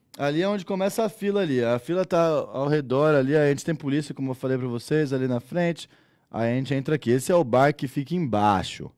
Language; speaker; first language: Portuguese; early bilingual, heritage; Portuguese